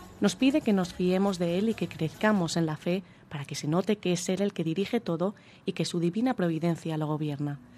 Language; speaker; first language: Spanish; native; Spanish